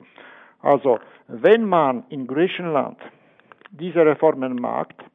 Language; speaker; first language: German; non-native, fluent; Polish